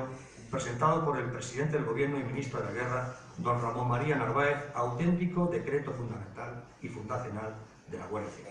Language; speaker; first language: Spanish; native; Spanish